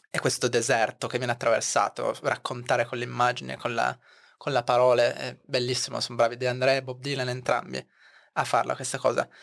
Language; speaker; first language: Italian; native; Italian